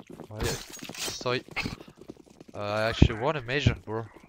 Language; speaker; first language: English; non-native, fluent; French